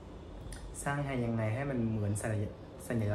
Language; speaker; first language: Thai; non-native, fluent; Vietnamese